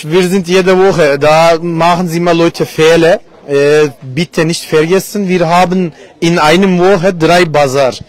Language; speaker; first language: German; non-native, fluent; Turkish